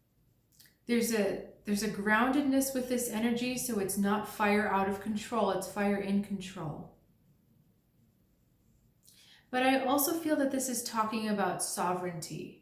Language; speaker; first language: English; native; English